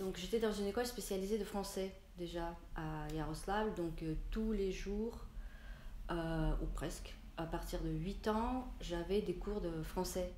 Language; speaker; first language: French; non-native, fluent; Russian